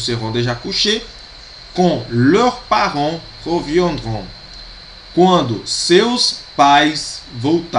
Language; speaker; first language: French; non-native, fluent; Portuguese